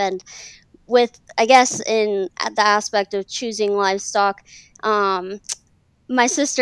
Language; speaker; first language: English; native; English